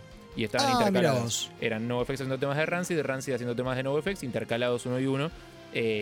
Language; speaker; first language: Spanish; native; Spanish